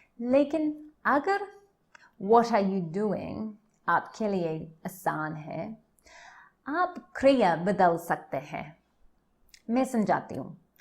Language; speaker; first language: Hindi; non-native, learner; English